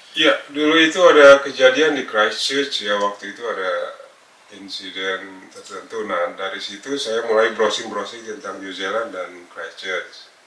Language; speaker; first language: Indonesian; native; Indonesian